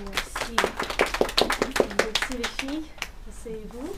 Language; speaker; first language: French; non-native, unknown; Russian